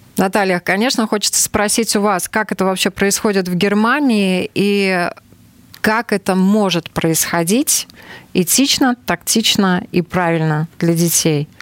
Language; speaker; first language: Russian; native; Russian